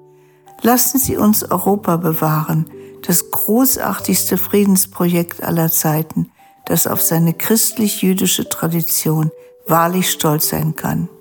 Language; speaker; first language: German; native; German